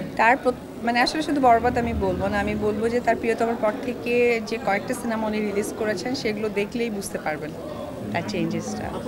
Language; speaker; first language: Bangla; native; Bangla